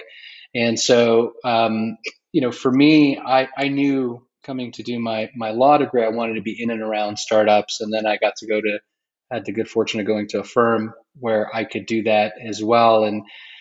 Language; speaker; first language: English; native; English